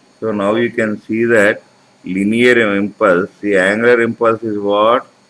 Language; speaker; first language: English; non-native, local second language; Urdu